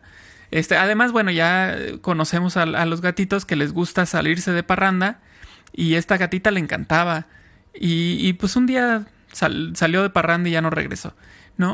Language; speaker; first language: Spanish; native; Spanish